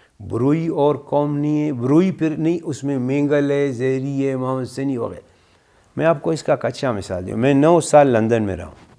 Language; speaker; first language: Urdu; non-native, local second language; Brahui